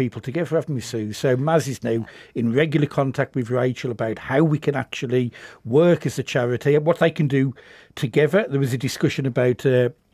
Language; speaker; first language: English; native; English